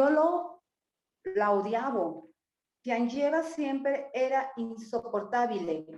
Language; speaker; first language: Italian; non-native, learner; Spanish